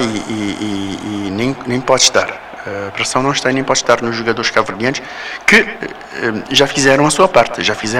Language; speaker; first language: Portuguese; non-native, local second language; Kabuverdianu